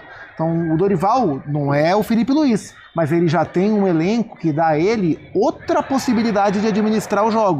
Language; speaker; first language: Portuguese; native; Portuguese